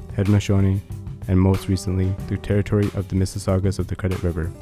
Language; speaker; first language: English; native; English